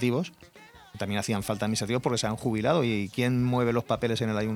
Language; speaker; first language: Spanish; native; Spanish